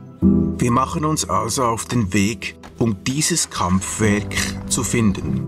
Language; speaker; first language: German; native; German